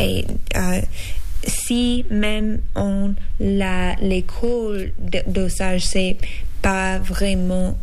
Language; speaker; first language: French; non-native, learner; English